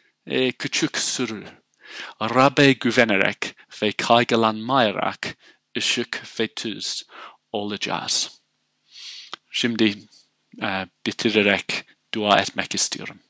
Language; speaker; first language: Turkish; non-native, fluent; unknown